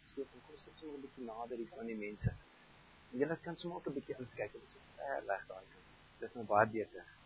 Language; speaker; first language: Afrikaans; non-native, fluent; German